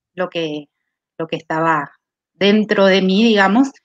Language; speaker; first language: Spanish; native; Spanish